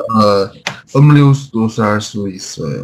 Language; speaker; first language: Korean; non-native, learner; Chinese